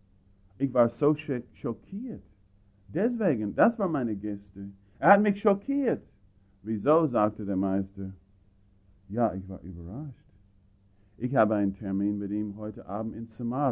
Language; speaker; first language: German; non-native, fluent; English